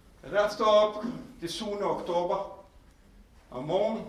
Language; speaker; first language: Danish; non-native, fluent; Hebrew